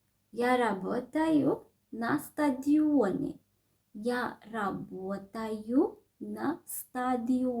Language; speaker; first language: Russian; non-native, fluent; Sinhala